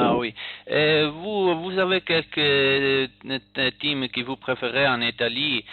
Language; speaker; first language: French; non-native, learner; Italian